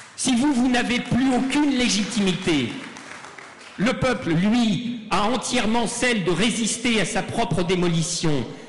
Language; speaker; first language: French; native; French